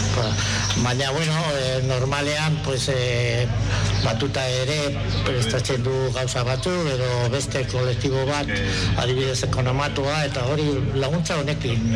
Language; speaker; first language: Basque; non-native, local second language; Spanish